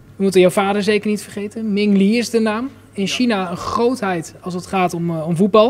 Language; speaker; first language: Dutch; native; Dutch